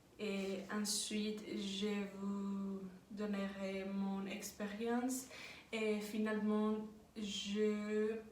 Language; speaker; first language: French; non-native, learner; Spanish